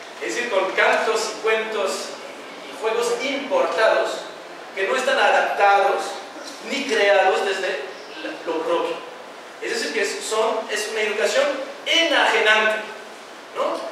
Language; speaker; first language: Spanish; non-native, fluent; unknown